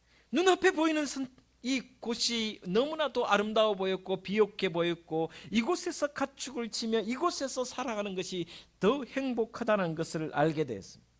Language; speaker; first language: Korean; native; Korean